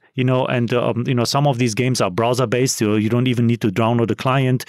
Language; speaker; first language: English; non-native, fluent; German